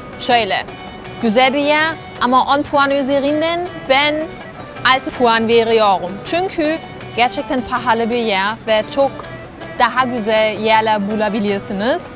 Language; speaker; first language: Turkish; non-native, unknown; German